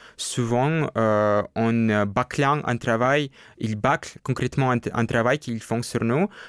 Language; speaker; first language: French; non-native, fluent; Russian